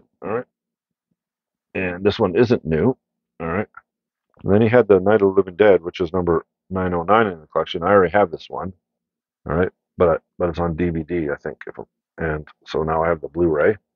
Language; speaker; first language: English; native; English